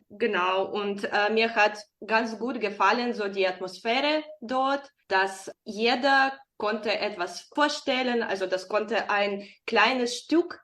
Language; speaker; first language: German; non-native, fluent; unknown